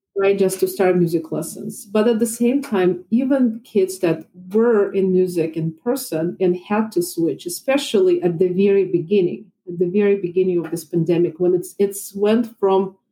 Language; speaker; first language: English; non-native, fluent; Russian